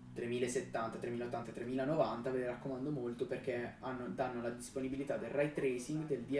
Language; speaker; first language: Italian; native; Italian